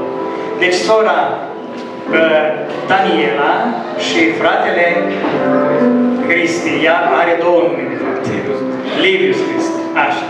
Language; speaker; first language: Romanian; native; Romanian